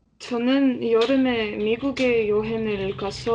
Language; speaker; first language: Korean; non-native, learner; Latvian